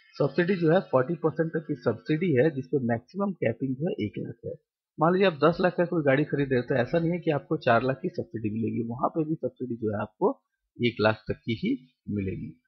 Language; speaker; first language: Hindi; non-native, local second language; Bangla